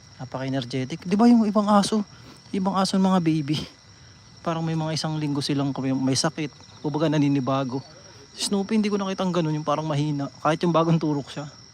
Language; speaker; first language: Filipino; native; Filipino